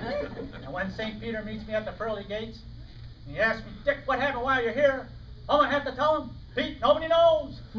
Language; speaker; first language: English; native; English